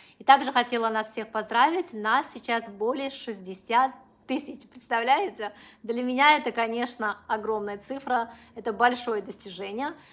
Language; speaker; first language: Russian; non-native, local second language; Uzbek